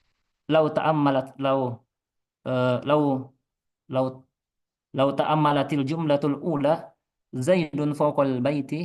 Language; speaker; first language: Arabic; non-native, fluent; Indonesian